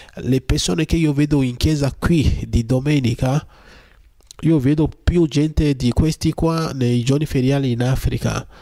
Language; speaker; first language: Italian; non-native, fluent; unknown